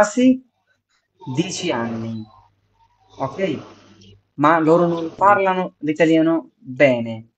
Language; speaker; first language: Italian; non-native, fluent; Bangla